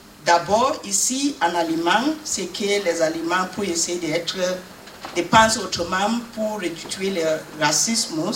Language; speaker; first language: French; non-native, learner; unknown